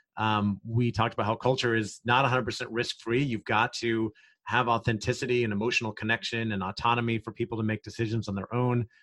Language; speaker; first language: English; native; English